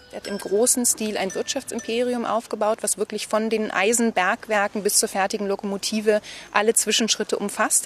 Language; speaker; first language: German; native; German